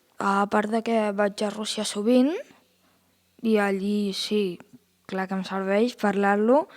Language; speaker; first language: Catalan; early bilingual, heritage; Russian